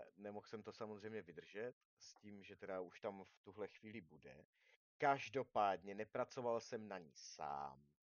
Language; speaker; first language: Czech; native; Czech